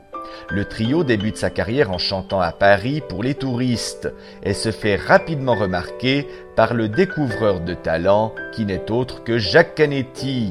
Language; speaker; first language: French; native; French